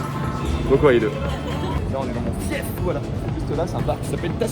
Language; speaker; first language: French; native; French